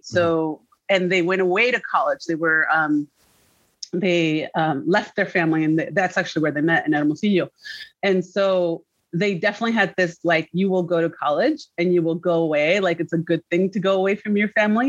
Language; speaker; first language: English; early bilingual, other home language; Spanish